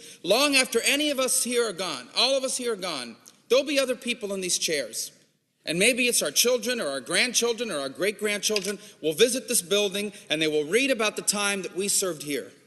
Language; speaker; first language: English; native; English